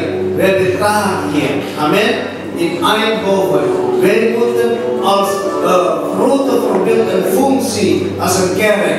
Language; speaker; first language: Dutch; non-native, fluent; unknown